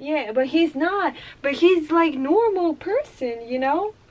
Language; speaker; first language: English; non-native, fluent; Russian